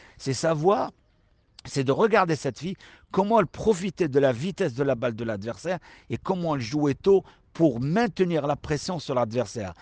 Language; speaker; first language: French; non-native, local second language; Arabic